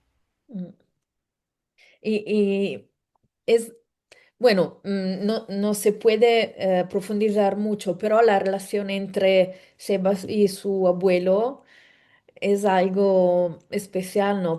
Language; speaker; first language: Spanish; non-native, fluent; Italian